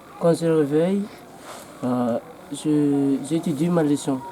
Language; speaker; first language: French; non-native, local second language; Malagasy